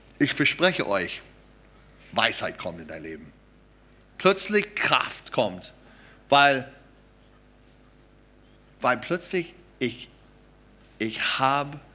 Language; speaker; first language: German; non-native, fluent; English